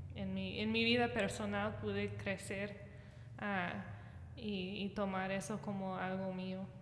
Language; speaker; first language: Spanish; early bilingual, heritage; Spanish